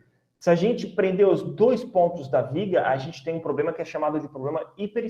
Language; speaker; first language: Portuguese; native; Portuguese